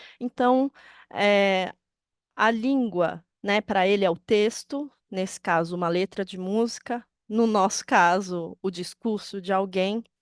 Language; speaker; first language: Portuguese; native; Portuguese